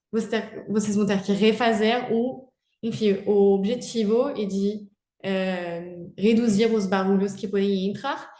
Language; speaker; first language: Portuguese; non-native, fluent; French